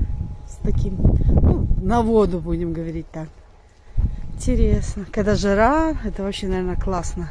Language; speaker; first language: Russian; native; Russian